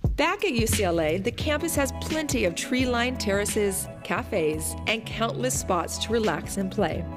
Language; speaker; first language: English; native; English